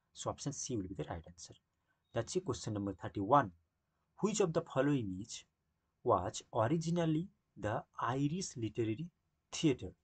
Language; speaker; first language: English; non-native, local second language; Bangla